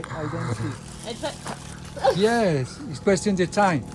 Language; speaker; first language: English; non-native, learner; Italian